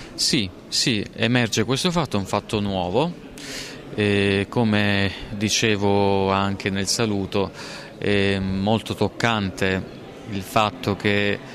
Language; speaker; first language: Italian; native; Italian